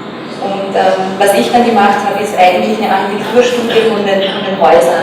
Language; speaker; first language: German; native; German